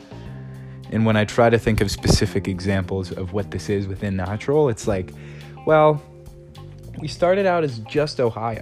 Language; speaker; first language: English; native; English